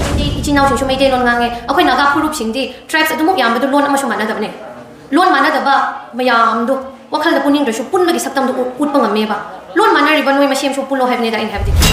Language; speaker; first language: Manipuri; non-native, local second language; Tangkhul Naga (India)